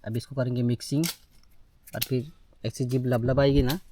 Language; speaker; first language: Hindi; non-native, local second language; Marathi